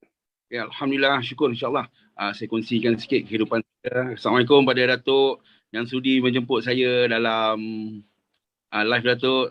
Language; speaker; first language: Indonesian; non-native, local second language; Malay